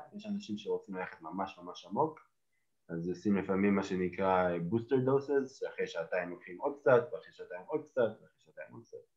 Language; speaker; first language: Hebrew; native; Hebrew